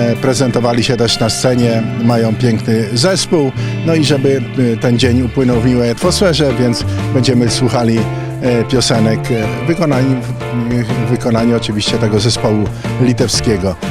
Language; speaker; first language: Polish; native; Polish